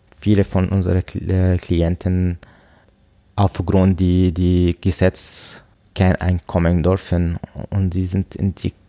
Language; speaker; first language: German; non-native, learner; Arabic